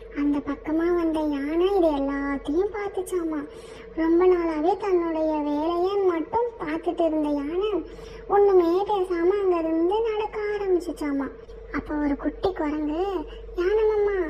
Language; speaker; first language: Tamil; native; Tamil